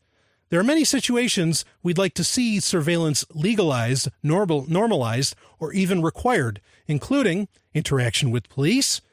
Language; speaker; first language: English; native; English